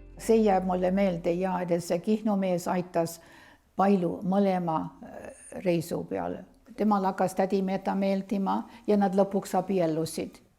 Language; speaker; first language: Estonian; early bilingual, heritage; Estonian